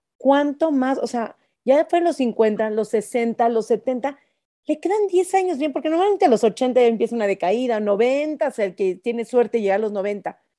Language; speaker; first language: Spanish; native; Spanish